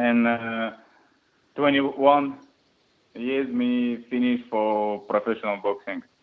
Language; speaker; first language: English; non-native, learner; Russian